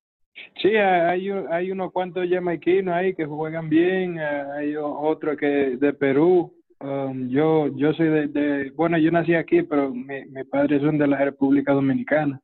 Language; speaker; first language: Spanish; early bilingual, other home language; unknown